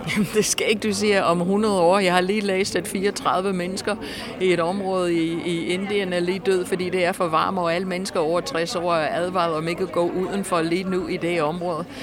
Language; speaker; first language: Danish; non-native, fluent; English